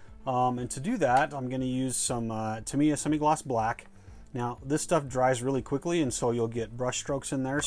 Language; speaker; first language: English; native; English